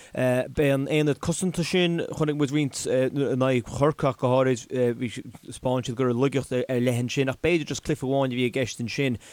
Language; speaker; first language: Irish; native; Irish